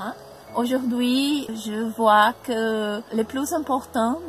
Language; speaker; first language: French; non-native, learner; Portuguese